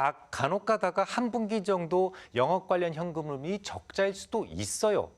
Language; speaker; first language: Korean; native; Korean